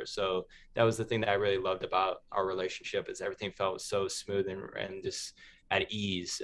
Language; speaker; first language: English; native; English